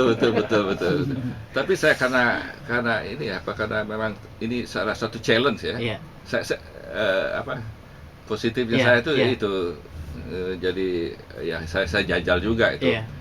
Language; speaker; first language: Indonesian; non-native, local second language; Javanese